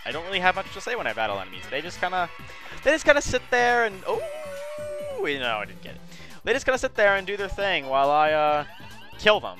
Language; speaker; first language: English; native; English